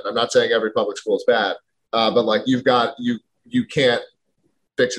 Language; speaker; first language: English; native; English